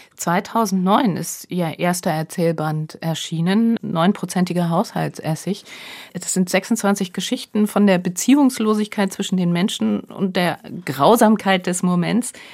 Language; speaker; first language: German; native; German